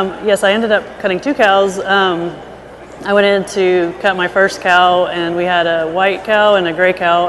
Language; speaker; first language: English; native; English